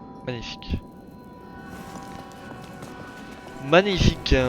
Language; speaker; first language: French; native; French